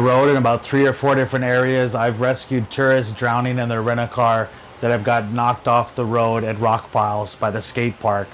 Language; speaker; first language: English; native; English